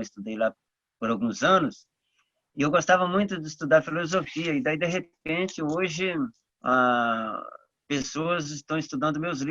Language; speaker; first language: Portuguese; non-native, local second language; Guarani